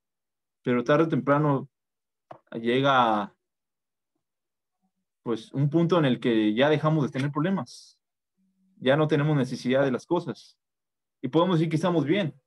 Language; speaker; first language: Spanish; native; Spanish